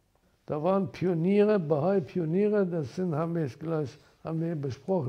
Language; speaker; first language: German; non-native, fluent; Persian